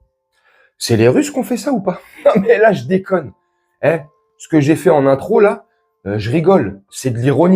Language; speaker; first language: French; native; French